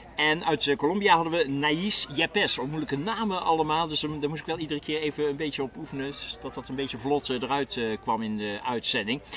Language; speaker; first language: Dutch; native; Dutch